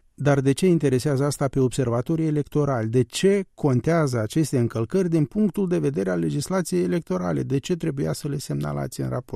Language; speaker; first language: Romanian; native; Romanian